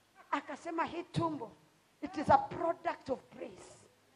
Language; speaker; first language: English; non-native, local second language; Swahili